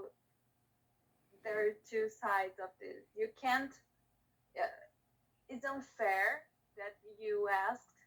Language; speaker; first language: English; non-native, learner; Portuguese